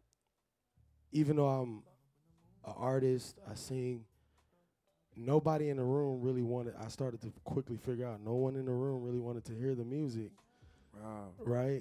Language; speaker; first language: English; native; English